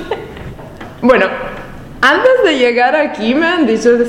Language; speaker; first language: Spanish; non-native, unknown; Italian